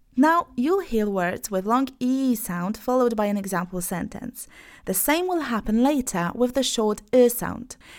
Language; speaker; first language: English; non-native, fluent; Polish